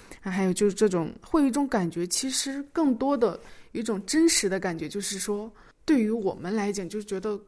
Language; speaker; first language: Chinese; native; Chinese